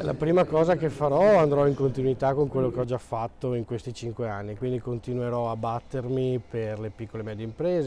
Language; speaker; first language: Italian; native; Italian